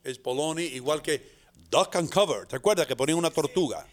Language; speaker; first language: Spanish; native; Spanish